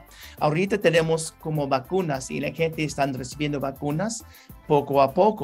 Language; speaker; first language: Spanish; non-native, learner; English